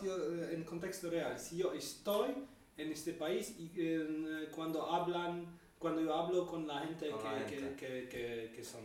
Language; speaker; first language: Spanish; non-native, learner; Polish